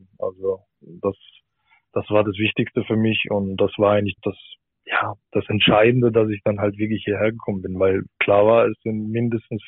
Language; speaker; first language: German; native; German